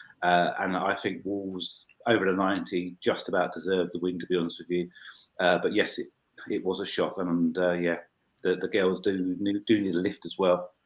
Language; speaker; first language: English; native; English